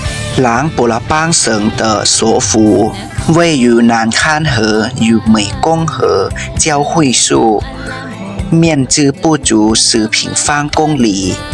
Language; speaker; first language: Chinese; non-native, learner; Lao